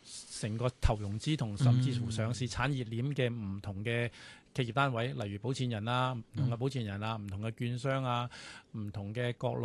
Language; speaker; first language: Cantonese; native; Cantonese